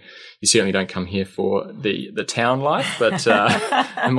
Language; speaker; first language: English; native; English